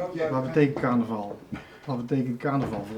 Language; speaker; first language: Dutch; native; Dutch